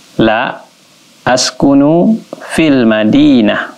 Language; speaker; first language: Arabic; non-native, fluent; Indonesian